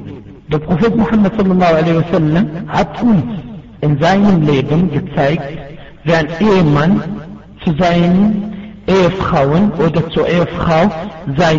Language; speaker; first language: German; non-native, fluent; Arabic